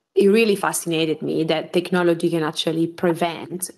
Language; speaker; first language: English; non-native, fluent; Italian